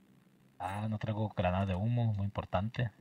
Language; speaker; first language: Spanish; native; Spanish